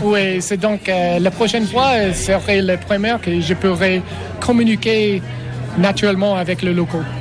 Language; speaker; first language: French; non-native, learner; English